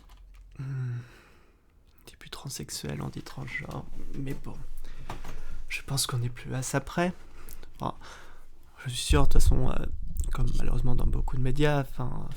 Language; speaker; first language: French; native; French